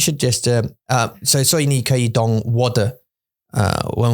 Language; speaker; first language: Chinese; non-native, learner; English